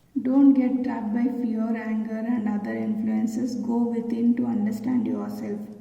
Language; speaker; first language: English; non-native, local second language; Kannada